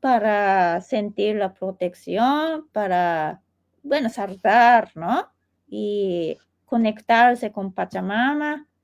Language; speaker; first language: Spanish; non-native, fluent; Japanese